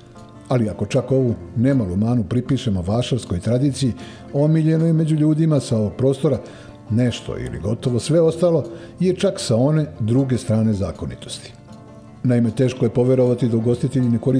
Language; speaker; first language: Serbian; native; Serbian